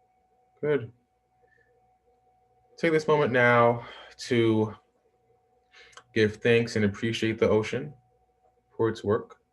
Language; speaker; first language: English; native; English